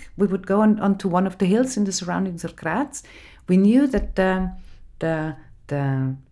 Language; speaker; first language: English; non-native, fluent; German